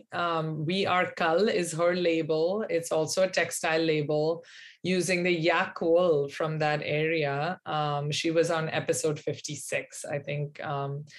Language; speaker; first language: English; non-native, local second language; Hindi